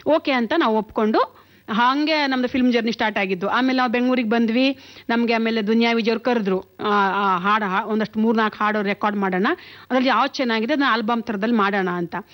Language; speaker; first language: Kannada; non-native, local second language; Konkani